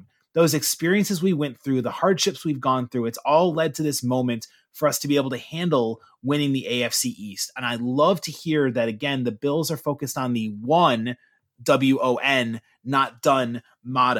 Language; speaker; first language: English; native; English